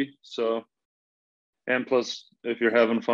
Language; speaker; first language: English; non-native, fluent; Slovenian